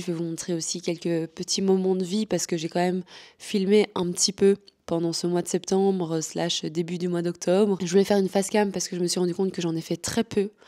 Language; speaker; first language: French; native; French